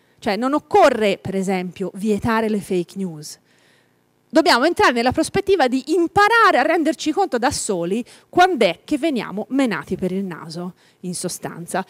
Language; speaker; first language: Italian; native; Italian